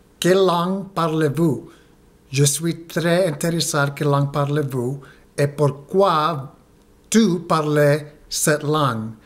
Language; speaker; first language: French; non-native, learner; Spanish